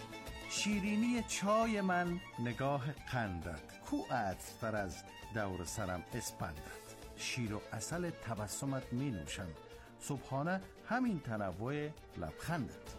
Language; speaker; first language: Persian; native; Persian